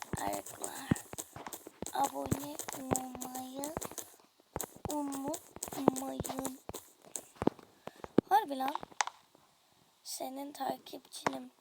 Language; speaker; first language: Turkish; native; Turkish